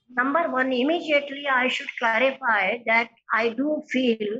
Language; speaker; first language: English; non-native, local second language; Hindi